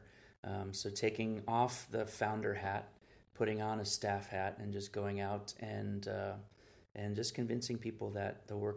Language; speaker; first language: English; native; English